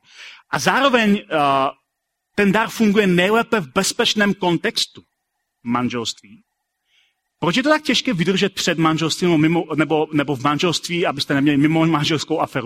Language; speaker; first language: Czech; native; Czech